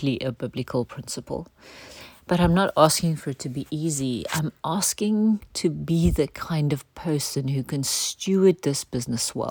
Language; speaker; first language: English; native; English